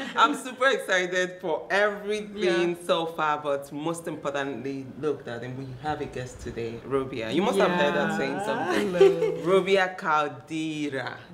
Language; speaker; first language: English; non-native, local second language; Igbo